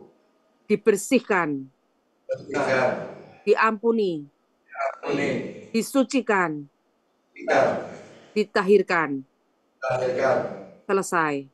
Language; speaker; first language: Indonesian; native; Indonesian